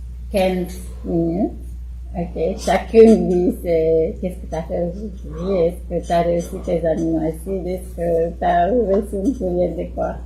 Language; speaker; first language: French; non-native, fluent; Romanian